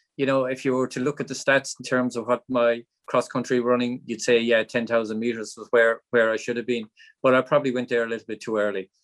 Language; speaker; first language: English; native; English